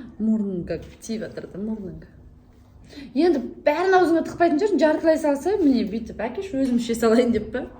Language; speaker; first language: Kazakh; non-native, local second language; Russian